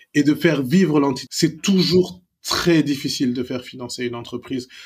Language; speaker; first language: French; non-native, local second language; Wolof